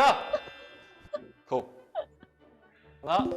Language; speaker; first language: Korean; native; Korean